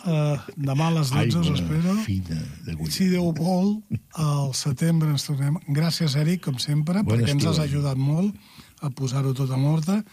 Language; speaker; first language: Catalan; native; Catalan